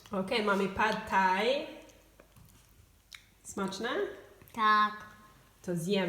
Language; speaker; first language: Polish; non-native, learner; English